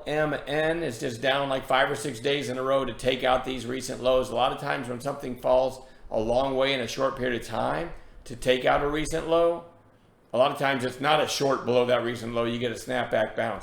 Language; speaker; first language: English; native; English